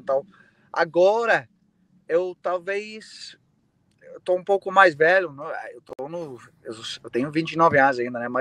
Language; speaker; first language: Portuguese; non-native, fluent; English